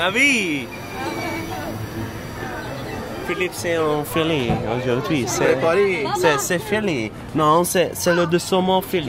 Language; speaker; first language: French; non-native, learner; Dutch